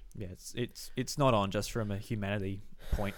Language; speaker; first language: English; native; English